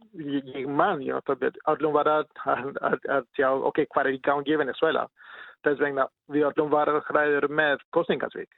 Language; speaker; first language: Icelandic; non-native, learner; Spanish